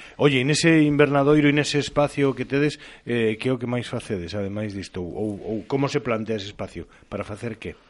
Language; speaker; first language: Galician; non-native, local second language; Spanish